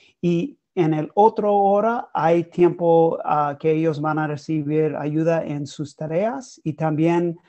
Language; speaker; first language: Spanish; non-native, learner; English